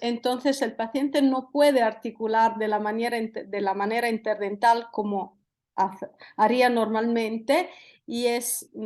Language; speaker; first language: Spanish; non-native, fluent; Italian